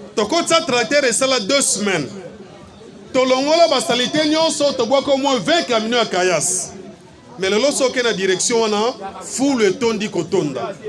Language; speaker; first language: Lingala; native; Lingala